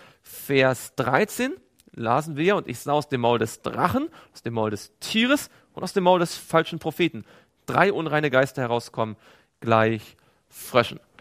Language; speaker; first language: German; native; German